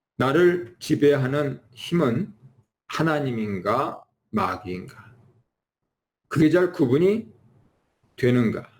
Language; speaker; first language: Korean; native; Korean